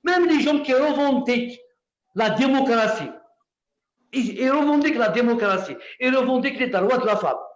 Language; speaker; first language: French; non-native, local second language; Arabic